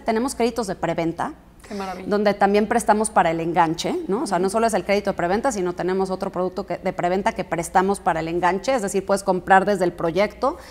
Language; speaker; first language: Spanish; native; Spanish